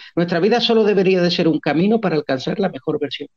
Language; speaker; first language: Spanish; native; Spanish